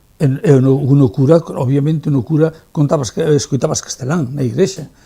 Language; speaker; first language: Galician; native; Galician